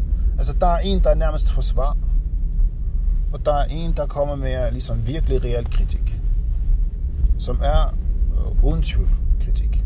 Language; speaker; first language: Danish; non-native, fluent; Arabic